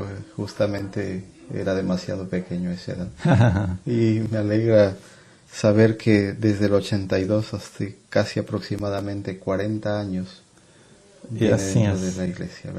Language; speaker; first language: Spanish; native; Spanish